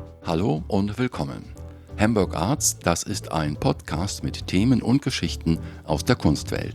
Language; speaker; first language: German; native; German